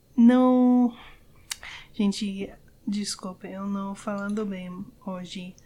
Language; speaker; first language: Portuguese; non-native, learner; English